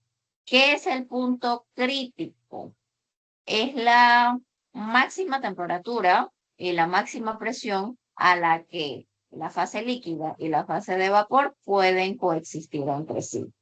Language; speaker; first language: Spanish; native; Spanish